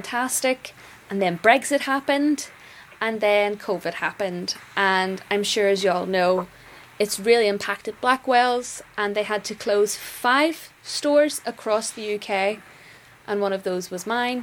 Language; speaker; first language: English; native; English